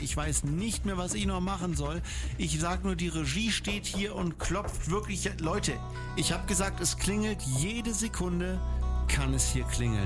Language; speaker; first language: German; native; German